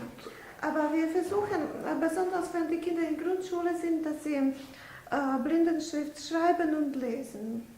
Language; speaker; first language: German; non-native, fluent; Bosnian